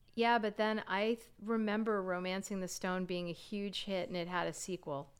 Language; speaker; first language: English; native; English